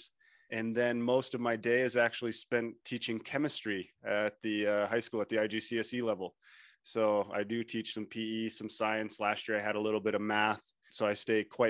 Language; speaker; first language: English; native; English